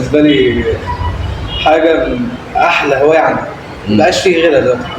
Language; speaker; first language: Arabic; native; Arabic